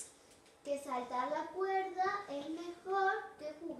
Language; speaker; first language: Spanish; native; Spanish